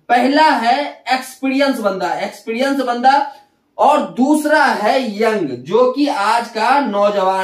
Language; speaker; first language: Hindi; native; Hindi